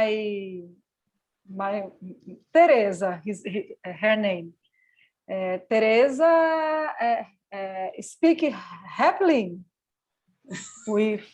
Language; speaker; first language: English; non-native, learner; Portuguese